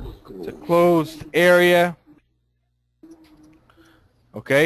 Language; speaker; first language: English; non-native, fluent; Portuguese